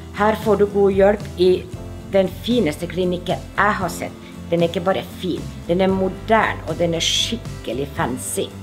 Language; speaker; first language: Norwegian; non-native, fluent; Finnish